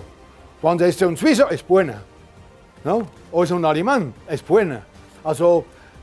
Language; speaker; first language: Spanish; non-native, fluent; German